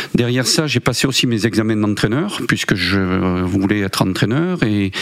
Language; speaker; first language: French; native; French